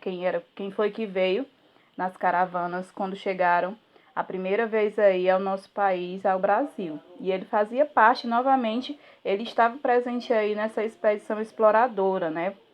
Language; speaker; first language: Portuguese; native; Portuguese